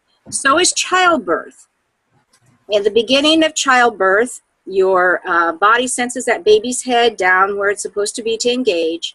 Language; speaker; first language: English; native; English